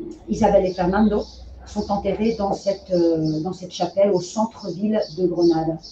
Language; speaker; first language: French; native; French